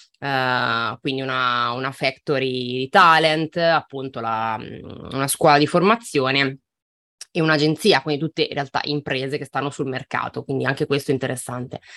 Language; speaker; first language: Italian; native; Italian